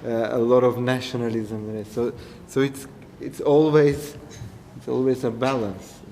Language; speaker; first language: English; non-native, fluent; Macedonian